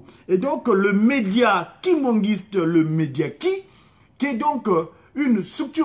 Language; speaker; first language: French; non-native, local second language; Kongo